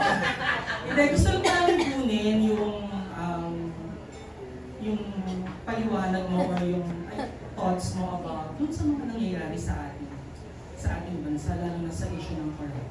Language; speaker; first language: Filipino; native; Filipino